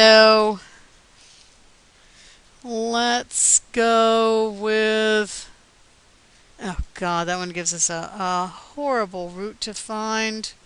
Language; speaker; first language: English; native; English